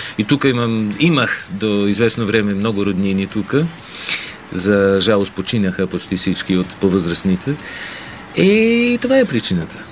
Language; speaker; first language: Bulgarian; early bilingual, heritage; Polish